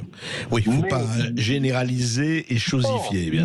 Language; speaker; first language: French; native; French